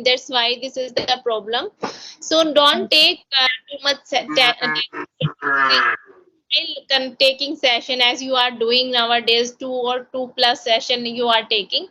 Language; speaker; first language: English; non-native, local second language; Hindi